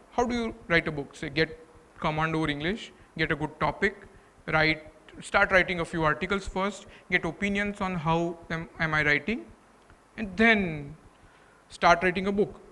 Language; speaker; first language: English; non-native, local second language; Gujarati